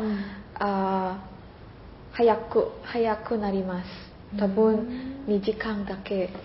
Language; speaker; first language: Japanese; non-native, learner; Indonesian